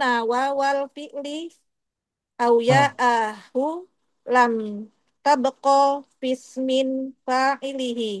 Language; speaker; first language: Arabic; non-native, learner; Indonesian